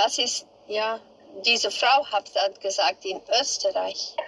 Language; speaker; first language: German; non-native, learner; Dutch